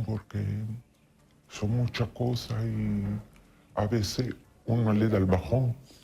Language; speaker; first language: Spanish; non-native, fluent; Italian